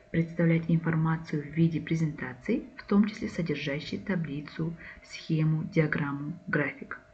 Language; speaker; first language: Russian; non-native, local second language; Kazakh